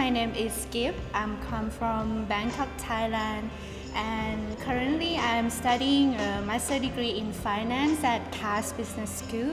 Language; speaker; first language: English; non-native, fluent; Thai